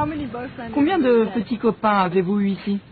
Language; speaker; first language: French; native; French